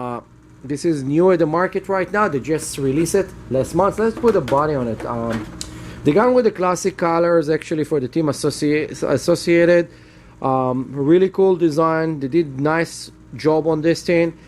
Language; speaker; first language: English; non-native, fluent; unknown